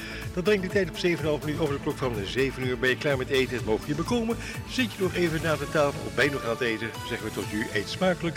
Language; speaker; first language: Dutch; native; Dutch